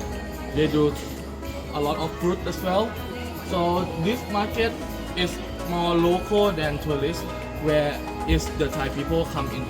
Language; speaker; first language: English; non-native, fluent; Thai